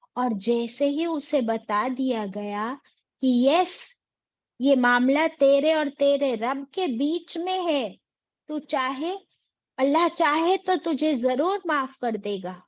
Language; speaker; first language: Urdu; native; Urdu